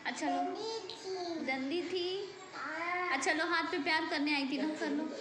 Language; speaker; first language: Hindi; native; Hindi